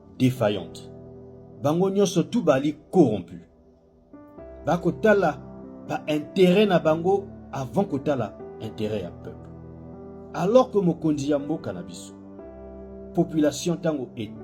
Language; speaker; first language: Lingala; native; Lingala